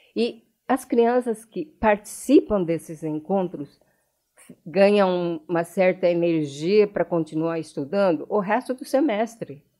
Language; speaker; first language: Portuguese; non-native, fluent; Japanese